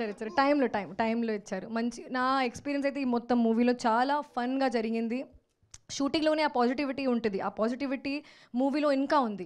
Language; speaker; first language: Telugu; non-native, fluent; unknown